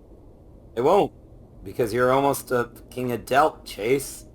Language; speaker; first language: English; native; English